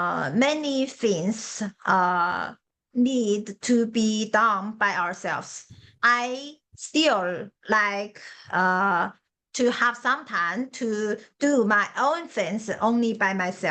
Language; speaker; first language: English; non-native, learner; Chinese